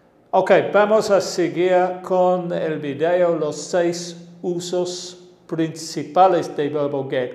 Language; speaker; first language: Spanish; non-native, fluent; English